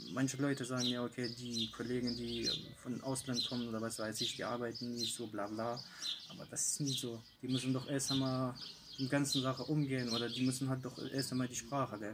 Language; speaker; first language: German; non-native, fluent; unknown